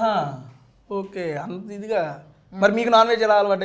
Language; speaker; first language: Telugu; native; Telugu